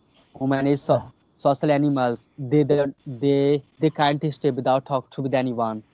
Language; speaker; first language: English; non-native, learner; Hindi